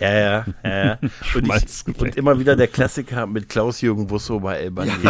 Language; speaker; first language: German; native; German